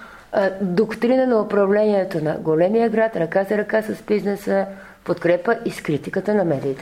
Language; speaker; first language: Bulgarian; native; Bulgarian